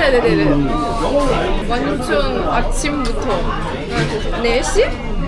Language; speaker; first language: Korean; non-native, learner; Chinese